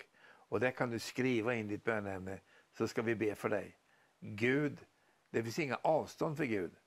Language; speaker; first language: Swedish; native; Swedish